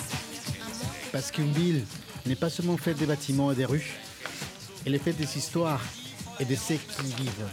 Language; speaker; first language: French; non-native, fluent; Spanish